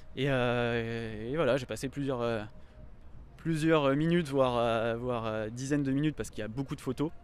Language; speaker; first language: French; native; French